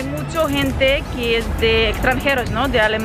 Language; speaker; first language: Spanish; non-native, fluent; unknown